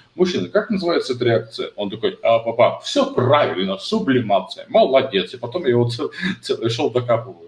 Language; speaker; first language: Russian; native; Russian